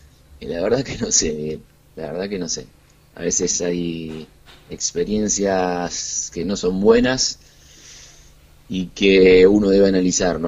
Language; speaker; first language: Spanish; native; Spanish